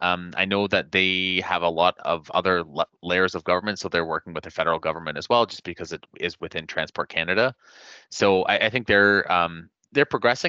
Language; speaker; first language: English; native; English